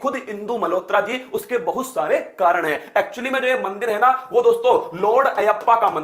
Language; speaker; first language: Hindi; native; Hindi